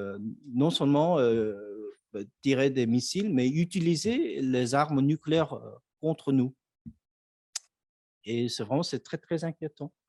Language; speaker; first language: French; non-native, fluent; Korean